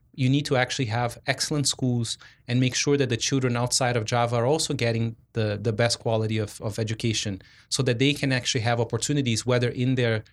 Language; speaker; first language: English; non-native, fluent; Portuguese